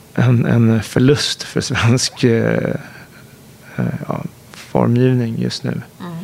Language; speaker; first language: Swedish; native; Swedish